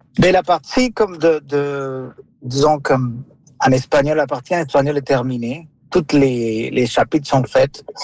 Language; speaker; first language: French; non-native, fluent; Spanish